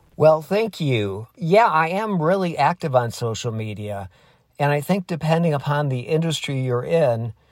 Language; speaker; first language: English; native; English